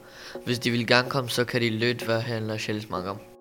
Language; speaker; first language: Danish; non-native, fluent; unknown